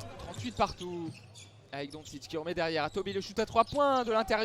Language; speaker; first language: French; native; French